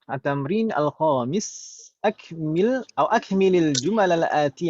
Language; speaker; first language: Arabic; non-native, fluent; Indonesian